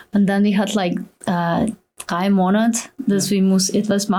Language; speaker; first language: German; non-native, learner; Slovenian